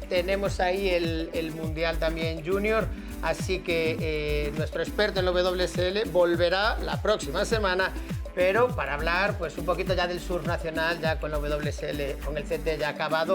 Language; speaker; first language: Spanish; native; Spanish